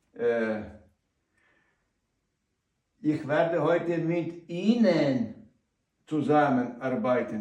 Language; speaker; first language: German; non-native, learner; Ukrainian